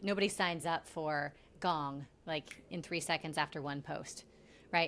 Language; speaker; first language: English; native; English